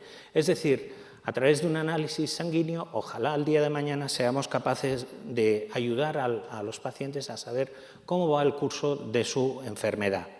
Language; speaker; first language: Spanish; native; Spanish